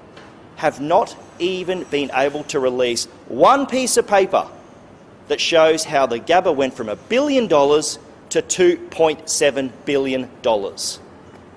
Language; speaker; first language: English; native; English